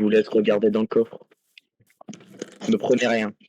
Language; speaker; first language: French; native; French